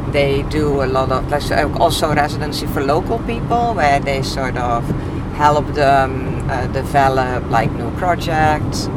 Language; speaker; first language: English; non-native, fluent; Dutch